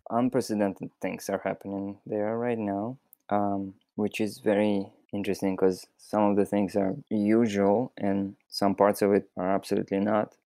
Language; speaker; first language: English; non-native, fluent; Russian